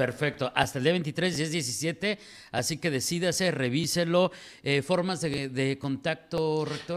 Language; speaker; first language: Spanish; native; Spanish